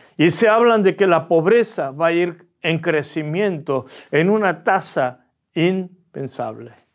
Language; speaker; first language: Spanish; early bilingual, other home language; Korean